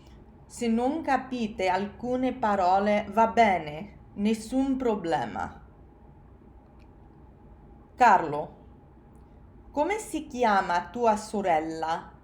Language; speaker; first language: Italian; non-native, fluent; English